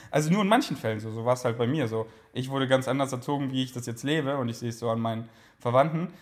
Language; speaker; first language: German; native; German